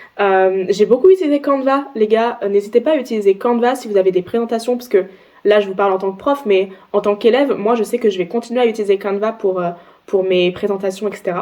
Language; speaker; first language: French; native; French